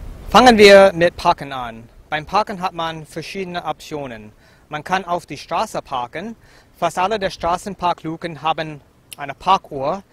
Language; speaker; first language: German; non-native, fluent; English